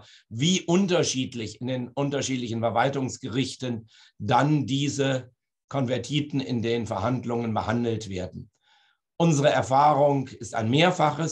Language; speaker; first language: German; native; German